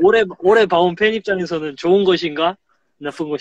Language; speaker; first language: Korean; native; Korean